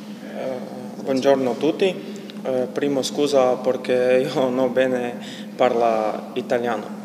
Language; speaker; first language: Italian; non-native, learner; Croatian